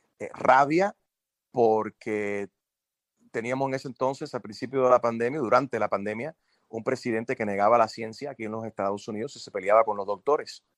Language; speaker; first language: Spanish; early bilingual, heritage; Spanish